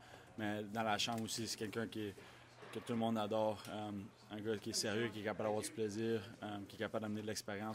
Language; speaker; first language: French; native; French